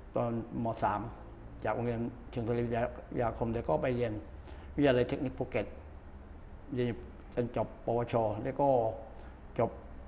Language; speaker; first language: Thai; native; Thai